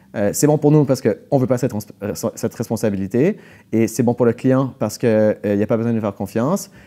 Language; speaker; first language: French; native; French